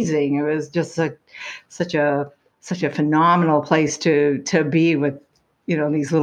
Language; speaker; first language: English; native; English